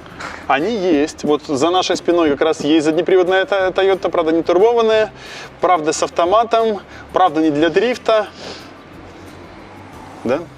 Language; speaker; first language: Russian; native; Russian